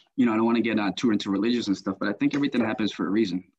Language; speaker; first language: English; native; English